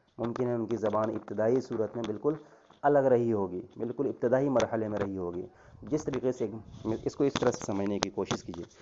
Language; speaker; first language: Urdu; native; Urdu